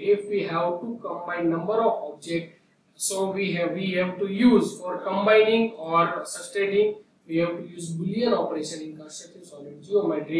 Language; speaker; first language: English; non-native, local second language; Gujarati